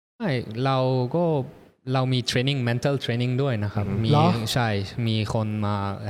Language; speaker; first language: Thai; early bilingual, heritage; Thai